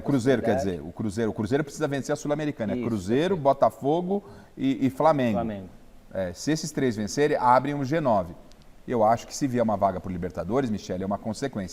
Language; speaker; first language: Portuguese; native; Portuguese